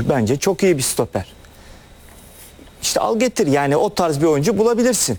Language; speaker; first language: Turkish; native; Turkish